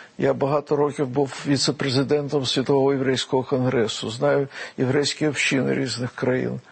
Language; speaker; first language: Ukrainian; non-native, local second language; Russian